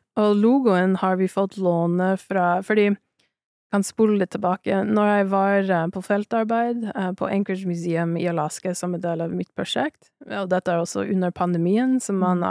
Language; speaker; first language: Norwegian; non-native, fluent; English